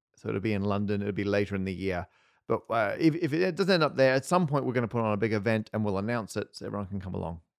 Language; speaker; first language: English; native; English